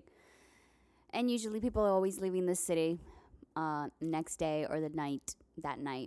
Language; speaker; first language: English; early bilingual, other home language; Spanish